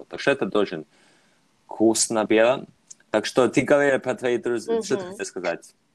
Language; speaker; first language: Russian; non-native, fluent; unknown